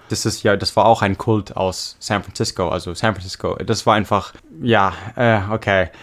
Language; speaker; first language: German; non-native, fluent; English